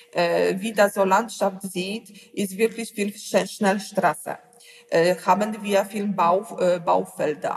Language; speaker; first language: German; non-native, learner; Polish